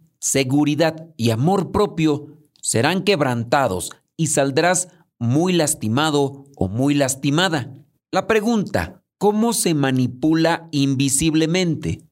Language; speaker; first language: Spanish; native; Spanish